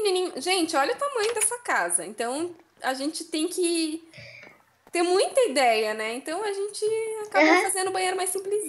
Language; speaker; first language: Portuguese; native; Portuguese